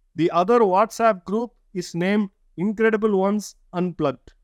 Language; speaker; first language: English; non-native, local second language; Tamil